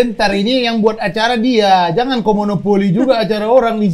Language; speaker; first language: Indonesian; native; Indonesian